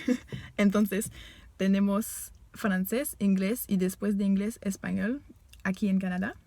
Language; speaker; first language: Spanish; non-native, fluent; French